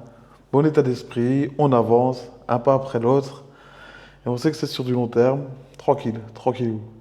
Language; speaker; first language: French; native; French